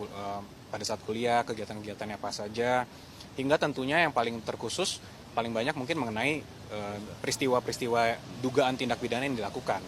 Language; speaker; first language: Indonesian; native; Indonesian